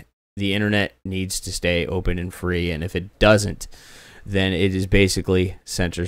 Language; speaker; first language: English; native; English